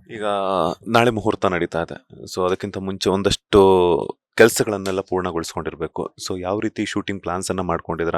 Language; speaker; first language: Kannada; native; Kannada